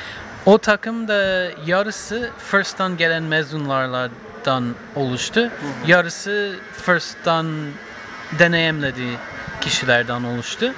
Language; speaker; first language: Turkish; non-native, fluent; English